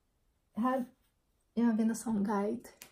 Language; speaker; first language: Swedish; non-native, learner; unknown